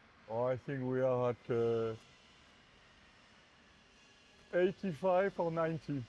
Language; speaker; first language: English; non-native, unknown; French